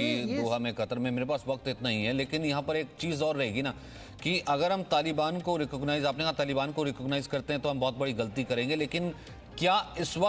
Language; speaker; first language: Hindi; native; Hindi